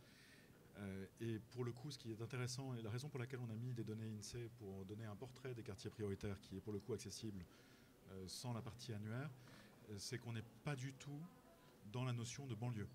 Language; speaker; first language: French; native; French